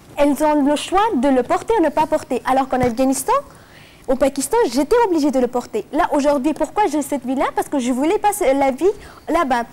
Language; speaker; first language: French; non-native, fluent; Persian